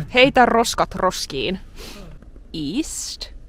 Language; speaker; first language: Finnish; native; Finnish